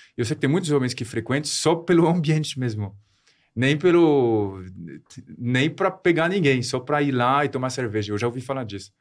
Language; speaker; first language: Portuguese; non-native, fluent; French